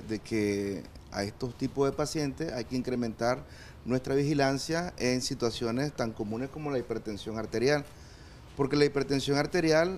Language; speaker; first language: Spanish; native; Spanish